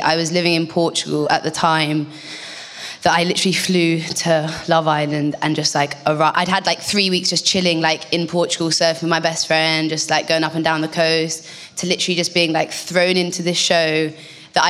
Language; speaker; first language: English; native; English